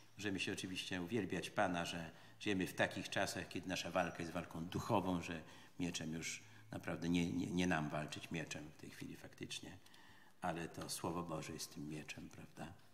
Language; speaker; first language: Polish; native; Polish